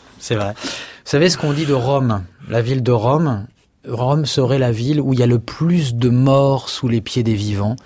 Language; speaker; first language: French; native; French